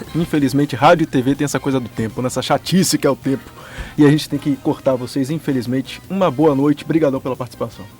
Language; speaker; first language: Portuguese; native; Portuguese